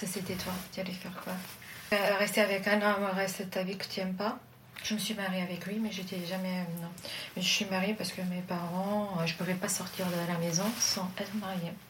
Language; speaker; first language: French; non-native, fluent; Portuguese